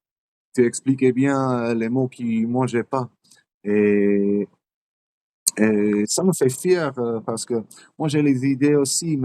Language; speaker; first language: French; non-native, learner; English